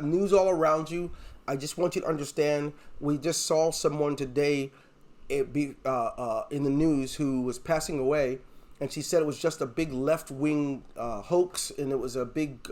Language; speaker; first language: English; native; English